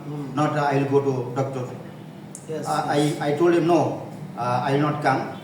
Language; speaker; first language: English; non-native, local second language; Bangla